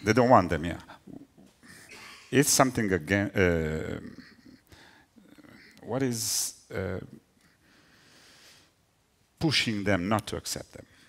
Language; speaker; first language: English; non-native, fluent; Romanian